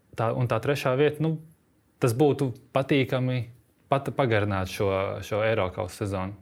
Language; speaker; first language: Latvian; native; Latvian